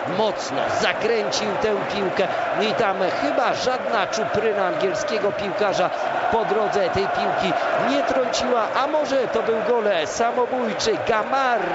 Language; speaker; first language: Polish; native; Polish